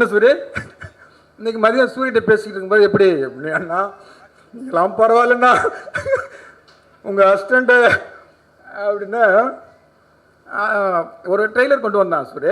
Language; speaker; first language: Tamil; native; Tamil